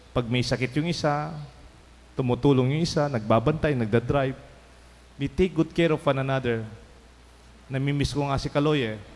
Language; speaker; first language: Filipino; non-native, local second language; Pampanga